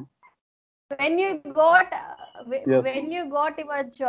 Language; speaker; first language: English; non-native, learner; Telugu